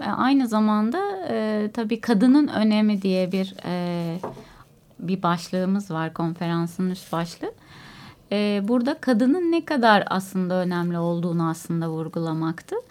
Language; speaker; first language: Turkish; native; Turkish